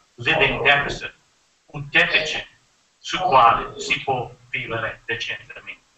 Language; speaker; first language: Italian; non-native, fluent; English